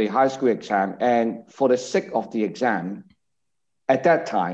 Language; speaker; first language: English; non-native, local second language; Cantonese